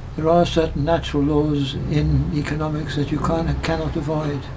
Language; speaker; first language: English; native; English